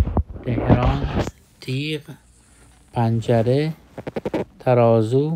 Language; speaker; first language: Persian; non-native, fluent; Urdu